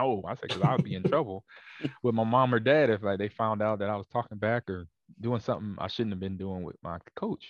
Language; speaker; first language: English; native; English